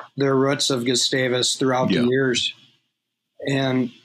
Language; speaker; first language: English; native; English